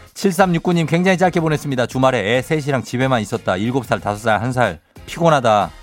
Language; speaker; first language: Korean; native; Korean